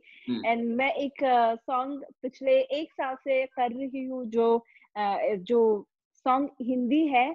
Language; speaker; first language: Hindi; non-native, fluent; Pashto